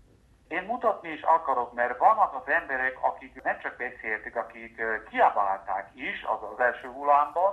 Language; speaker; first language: Hungarian; early bilingual, heritage; Hungarian